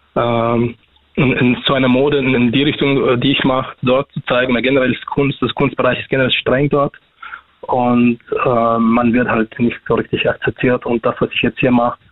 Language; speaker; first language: German; non-native, fluent; Arabic